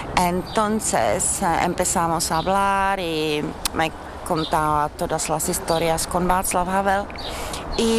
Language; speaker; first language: Spanish; non-native, fluent; Czech